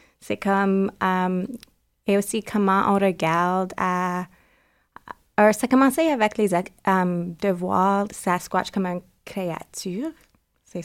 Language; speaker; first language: French; non-native, learner; English